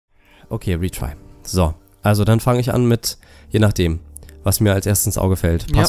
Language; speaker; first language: German; native; German